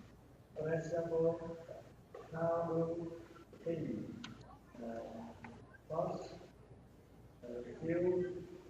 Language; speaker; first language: English; non-native, learner; Vietnamese